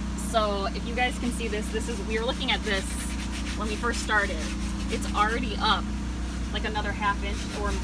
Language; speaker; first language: English; native; English